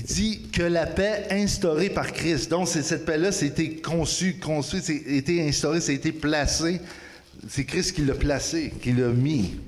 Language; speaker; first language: French; native; French